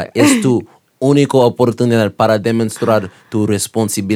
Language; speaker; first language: Spanish; non-native, learner; English